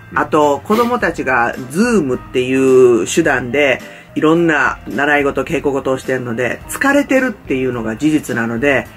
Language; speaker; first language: Japanese; native; Japanese